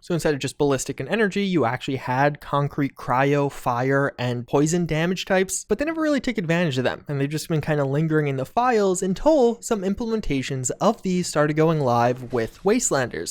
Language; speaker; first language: English; native; English